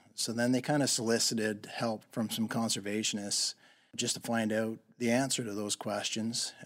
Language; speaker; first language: English; native; English